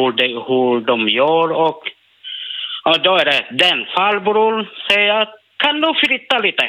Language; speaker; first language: Swedish; non-native, learner; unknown